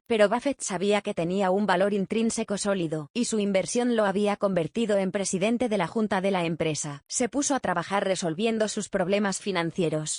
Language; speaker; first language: Spanish; native; Spanish